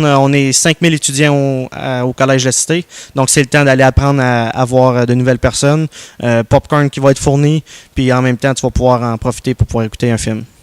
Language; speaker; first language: French; native; French